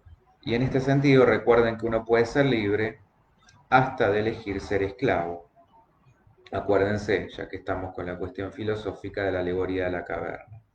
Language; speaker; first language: Spanish; native; Spanish